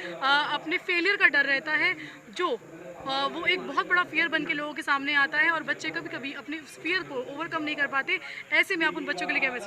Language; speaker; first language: Hindi; native; Hindi